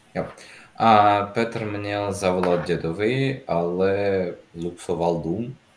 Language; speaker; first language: Czech; non-native, learner; Russian